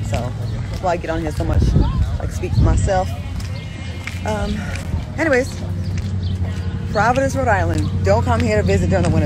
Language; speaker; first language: English; native; English